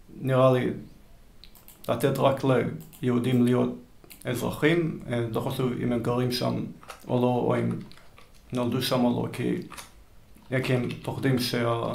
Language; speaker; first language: Hebrew; early bilingual, heritage; Hebrew